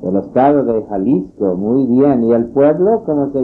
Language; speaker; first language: Spanish; non-native, fluent; English